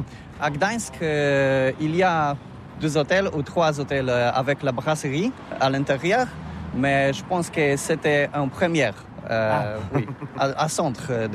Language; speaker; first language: French; non-native, learner; Polish